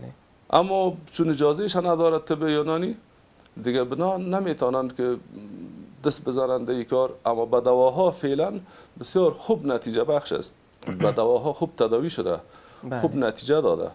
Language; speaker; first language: Persian; native; Persian